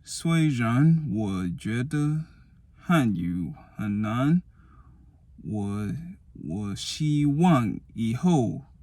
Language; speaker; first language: Chinese; non-native, learner; English